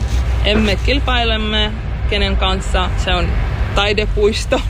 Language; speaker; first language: Finnish; non-native, fluent; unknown